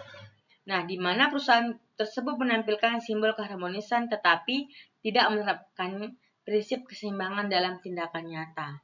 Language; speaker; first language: Indonesian; non-native, local second language; Balinese